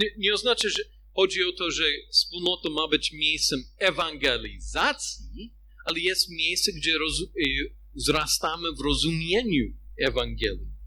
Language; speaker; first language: Polish; non-native, fluent; English